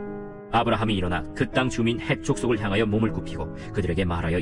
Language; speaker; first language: Korean; native; Korean